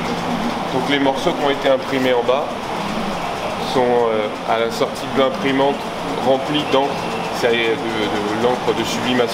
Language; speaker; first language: French; native; French